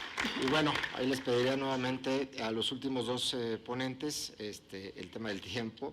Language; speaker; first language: Spanish; native; Spanish